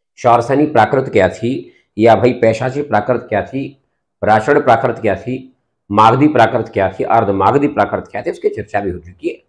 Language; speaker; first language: Hindi; native; Hindi